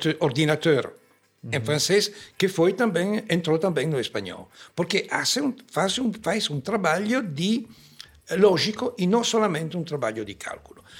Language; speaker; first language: Portuguese; non-native, fluent; Italian